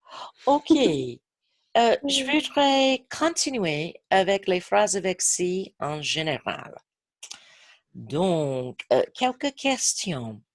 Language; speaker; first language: French; non-native, fluent; English